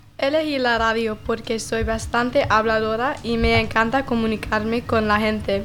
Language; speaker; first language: Spanish; non-native, learner; English